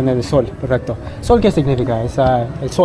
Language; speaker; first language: Spanish; non-native, learner; English